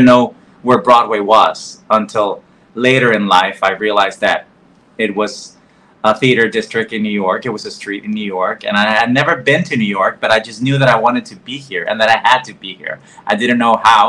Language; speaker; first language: English; non-native, fluent; Spanish